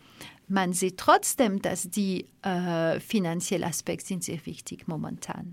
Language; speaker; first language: German; non-native, fluent; French